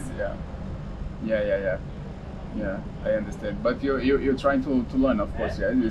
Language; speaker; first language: English; non-native, learner; Portuguese